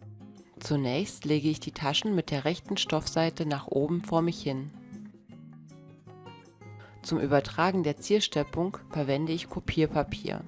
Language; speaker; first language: German; native; German